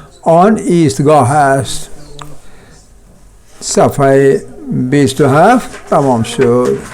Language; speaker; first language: Persian; non-native, fluent; Kashmiri